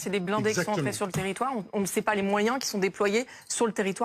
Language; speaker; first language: French; native; French